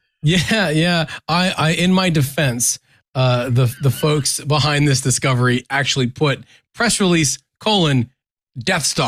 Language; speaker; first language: English; native; English